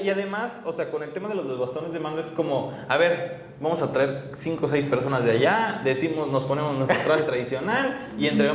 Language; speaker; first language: Spanish; native; Spanish